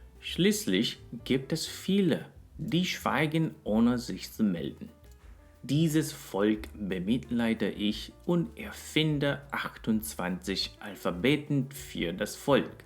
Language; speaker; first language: German; non-native, fluent; Korean